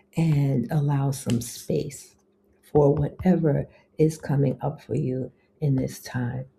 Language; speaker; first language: English; native; English